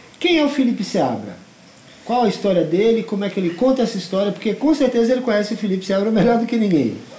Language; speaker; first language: Portuguese; native; Portuguese